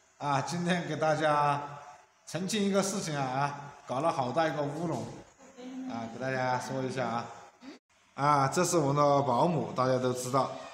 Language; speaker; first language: Chinese; native; Chinese